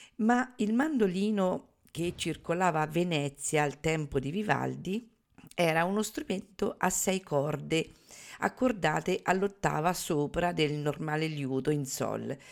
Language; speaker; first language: Italian; native; Italian